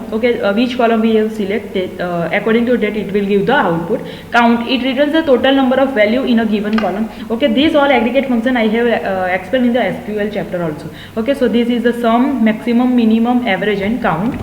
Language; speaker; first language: English; non-native, local second language; Gujarati